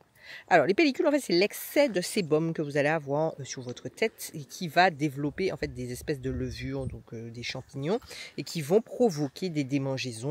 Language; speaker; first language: French; native; French